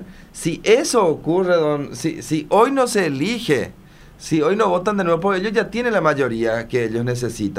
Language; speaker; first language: Spanish; native; Spanish